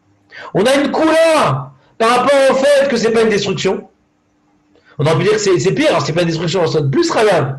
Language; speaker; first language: French; native; French